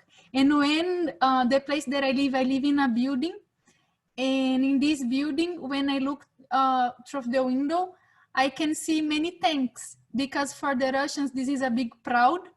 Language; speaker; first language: English; non-native, fluent; Portuguese